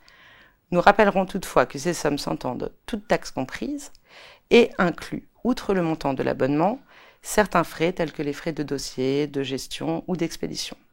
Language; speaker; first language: French; native; French